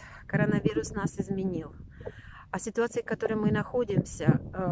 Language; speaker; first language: Russian; native; Russian